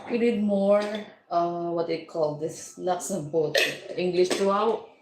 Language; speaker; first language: English; non-native, local second language; Filipino